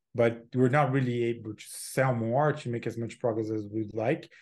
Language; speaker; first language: English; non-native, fluent; Portuguese